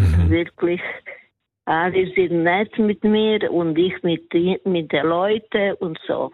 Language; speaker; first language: German; non-native, learner; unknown